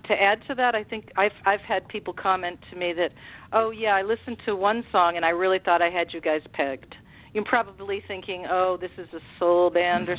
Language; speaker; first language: English; native; English